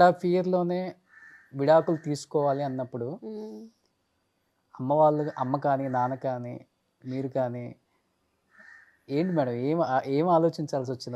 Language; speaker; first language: Telugu; native; Telugu